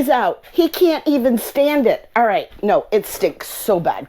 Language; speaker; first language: English; native; English